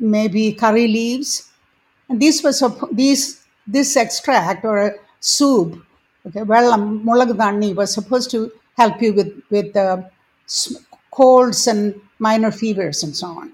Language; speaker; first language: English; non-native, local second language; Malayalam